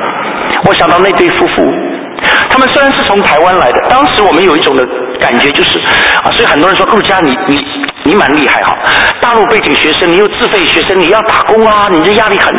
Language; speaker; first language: Chinese; native; Chinese